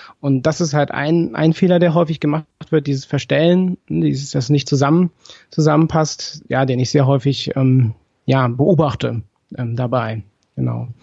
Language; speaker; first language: German; native; German